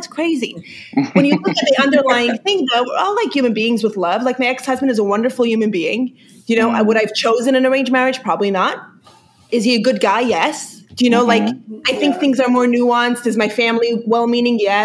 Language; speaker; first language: English; early bilingual, other home language; Yiddish